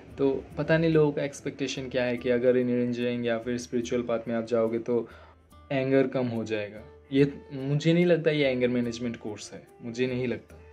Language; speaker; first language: Hindi; non-native, local second language; Bangla